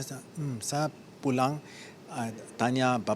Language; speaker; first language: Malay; non-native, learner; English